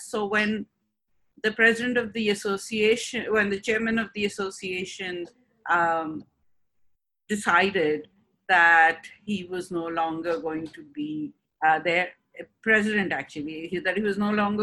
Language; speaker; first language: English; non-native, local second language; Urdu